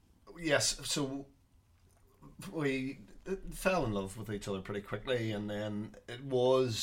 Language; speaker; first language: English; native; English